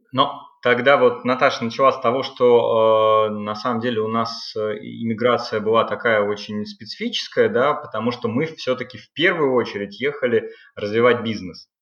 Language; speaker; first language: Russian; native; Russian